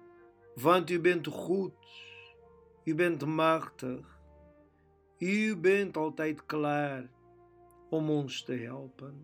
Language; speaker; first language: Dutch; non-native, fluent; Portuguese